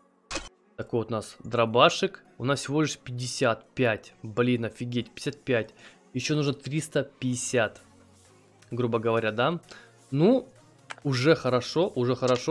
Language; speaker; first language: Russian; native; Russian